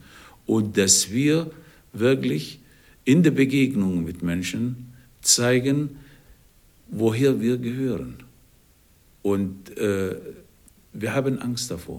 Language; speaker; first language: German; non-native, fluent; Arabic